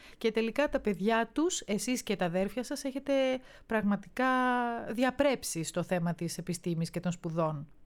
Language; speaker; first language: Greek; native; Greek